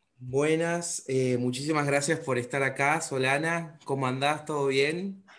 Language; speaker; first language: Spanish; native; Spanish